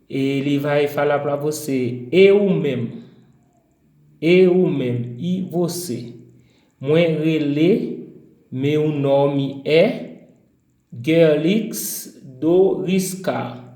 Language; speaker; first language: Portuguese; non-native, learner; Haitian Creole